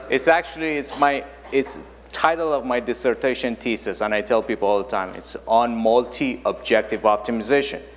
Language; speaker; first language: English; non-native, fluent; German